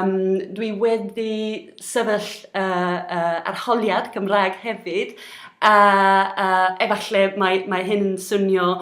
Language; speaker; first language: Welsh; non-native, learner; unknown